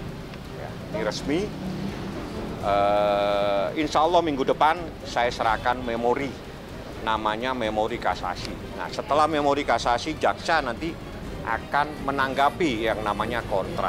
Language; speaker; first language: Indonesian; native; Indonesian